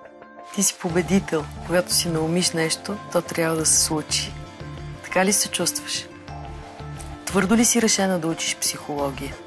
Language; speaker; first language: Bulgarian; native; Bulgarian